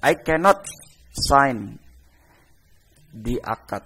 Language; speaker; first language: English; non-native, fluent; Indonesian